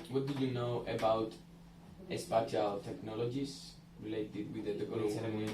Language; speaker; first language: English; non-native, learner; Spanish